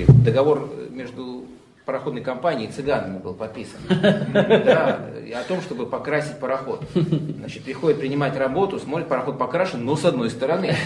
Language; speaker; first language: Russian; native; Russian